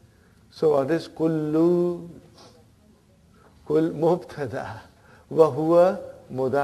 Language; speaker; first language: Arabic; non-native, fluent; English